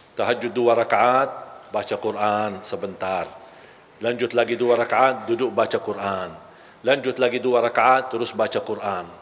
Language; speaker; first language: Malay; non-native, fluent; Arabic